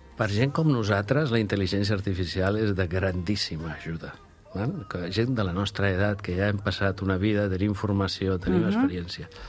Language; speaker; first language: Catalan; non-native, local second language; Spanish